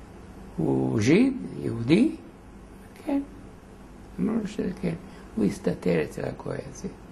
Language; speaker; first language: Hebrew; non-native, fluent; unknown